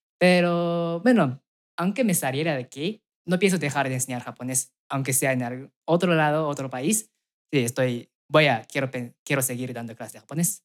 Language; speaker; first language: Spanish; non-native, fluent; Japanese